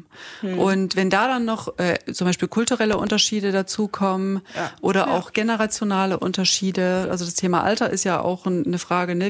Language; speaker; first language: German; native; German